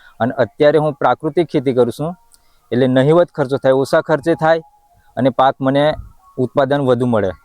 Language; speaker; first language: Gujarati; non-native, local second language; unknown